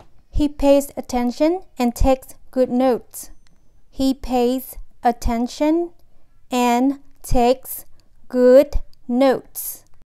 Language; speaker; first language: English; non-native, fluent; Vietnamese